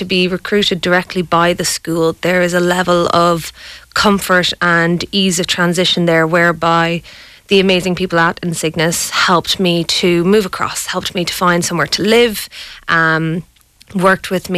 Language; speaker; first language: English; native; English